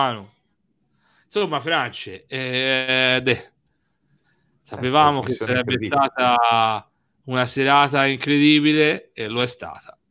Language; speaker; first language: Italian; native; Italian